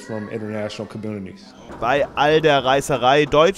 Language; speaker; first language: German; native; German